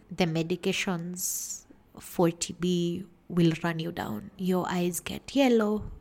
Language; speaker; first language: English; non-native, local second language; Kikuyu